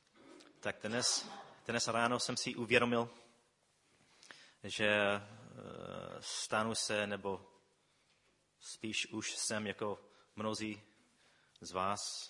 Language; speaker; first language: Czech; non-native, fluent; English